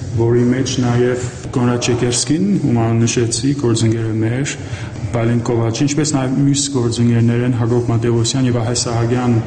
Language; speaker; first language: Armenian; early bilingual, heritage; Armenian